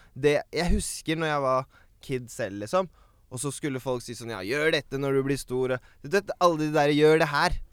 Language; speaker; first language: Norwegian; early bilingual, other home language; Baluchi